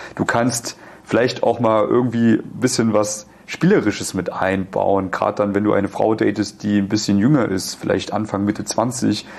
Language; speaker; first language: German; native; German